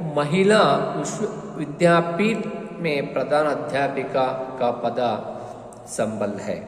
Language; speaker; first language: Hindi; non-native, local second language; Kannada